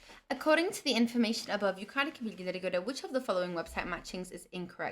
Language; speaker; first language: English; non-native, fluent; Turkish